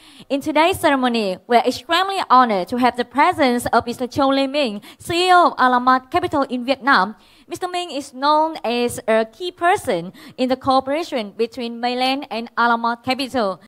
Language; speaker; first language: English; non-native, fluent; Vietnamese